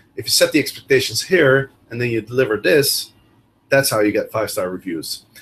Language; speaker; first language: English; non-native, fluent; Dutch